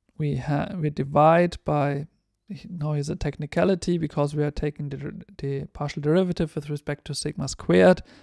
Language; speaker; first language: English; non-native, fluent; German